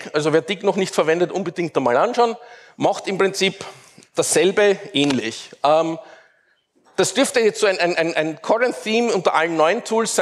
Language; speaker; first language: German; native; German